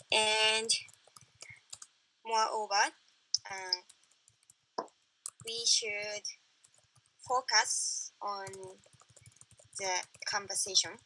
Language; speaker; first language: English; non-native, learner; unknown